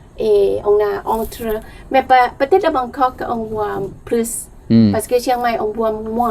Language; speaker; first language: French; non-native, learner; Thai